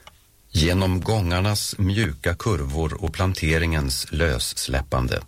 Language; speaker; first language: Swedish; native; Swedish